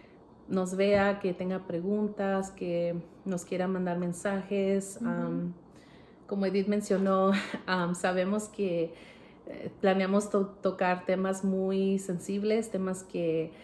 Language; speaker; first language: Spanish; early bilingual, heritage; Spanish